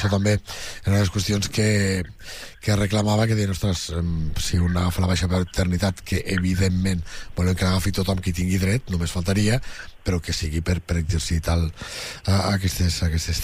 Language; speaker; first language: Catalan; native; Catalan